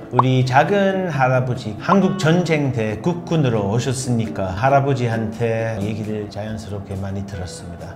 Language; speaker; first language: Korean; non-native, fluent; English